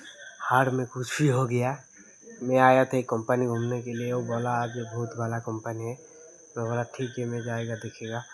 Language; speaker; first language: Hindi; non-native, local second language; Odia